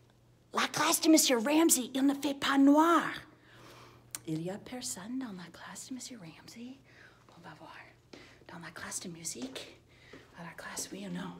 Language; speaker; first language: French; non-native, fluent; English